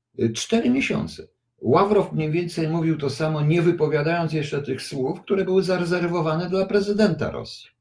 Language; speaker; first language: Polish; native; Polish